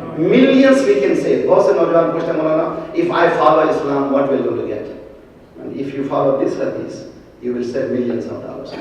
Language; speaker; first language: Urdu; native; Urdu